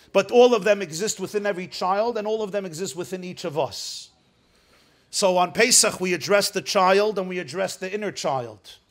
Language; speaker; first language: English; native; English